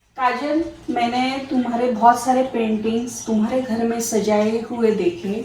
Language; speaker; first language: Hindi; non-native, local second language; Marathi